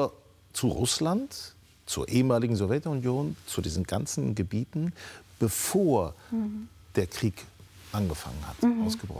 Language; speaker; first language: German; native; German